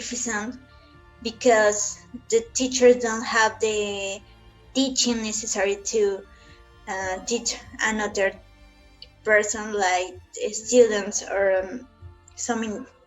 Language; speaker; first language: English; non-native, learner; Spanish